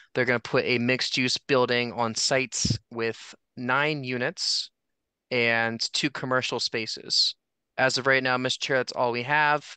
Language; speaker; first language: English; native; English